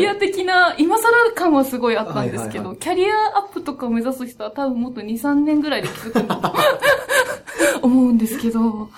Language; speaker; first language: Japanese; native; Japanese